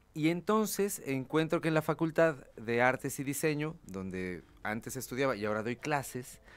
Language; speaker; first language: Spanish; native; Spanish